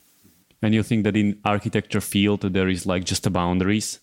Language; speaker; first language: English; non-native, fluent; Slovak